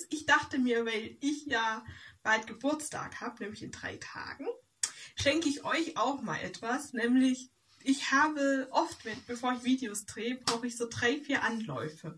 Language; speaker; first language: German; native; German